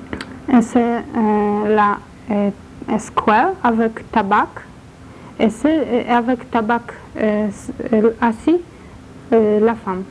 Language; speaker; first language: French; non-native, learner; Polish